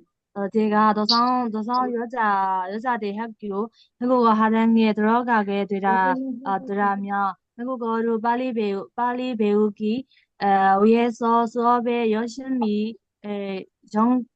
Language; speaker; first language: Korean; non-native, learner; Burmese